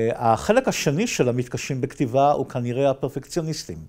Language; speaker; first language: Hebrew; native; Hebrew